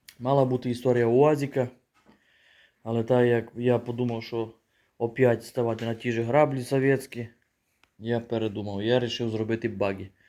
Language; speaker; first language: Ukrainian; native; Ukrainian